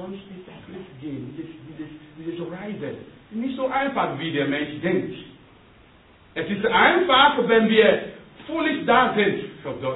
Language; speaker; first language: German; non-native, learner; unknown